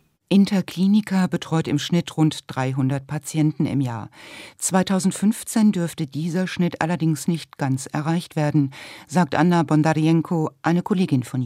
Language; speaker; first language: German; native; German